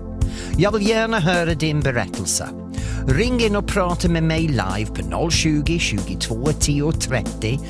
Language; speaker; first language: Swedish; non-native, fluent; English